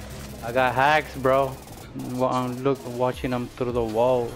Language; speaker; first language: English; native; English